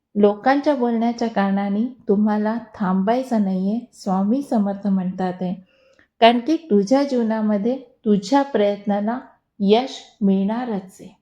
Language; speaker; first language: Marathi; non-native, local second language; Hindi